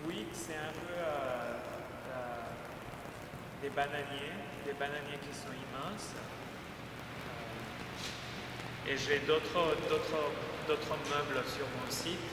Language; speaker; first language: French; non-native, fluent; Spanish